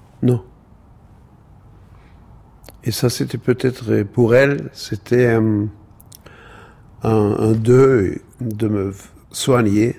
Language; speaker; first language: French; non-native, fluent; German